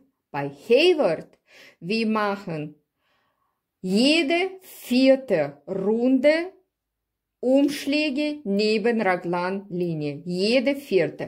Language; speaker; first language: German; non-native, learner; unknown